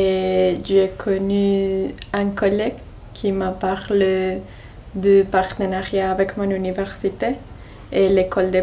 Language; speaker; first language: French; non-native, learner; Spanish